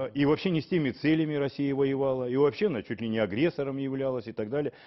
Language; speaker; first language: Russian; native; Russian